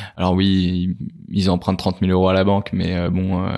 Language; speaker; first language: French; native; French